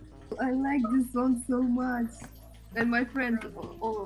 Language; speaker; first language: English; non-native, learner; Russian